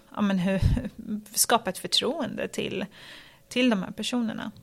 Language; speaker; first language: Swedish; native; Swedish